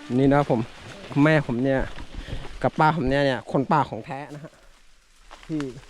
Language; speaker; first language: Thai; non-native, local second language; Karen languages